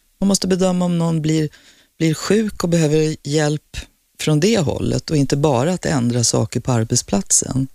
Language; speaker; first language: Swedish; native; Swedish